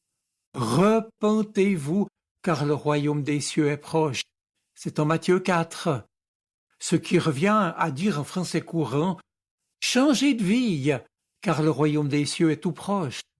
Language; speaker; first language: French; native; French